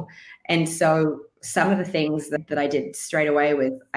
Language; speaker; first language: English; native; English